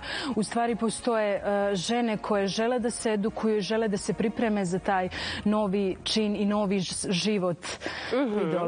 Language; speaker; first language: Serbian; native; Serbian